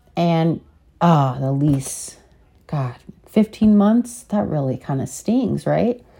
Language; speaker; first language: English; native; English